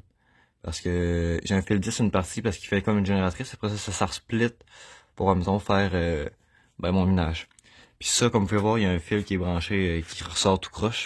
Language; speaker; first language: French; native; French